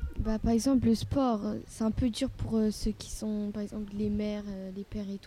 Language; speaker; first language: French; early bilingual, other home language; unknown